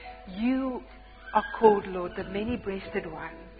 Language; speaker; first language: English; non-native, local second language; Afrikaans